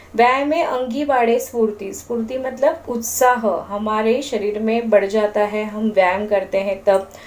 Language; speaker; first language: Hindi; non-native, local second language; Marathi